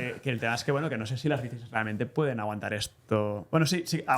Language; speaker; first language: Spanish; native; Spanish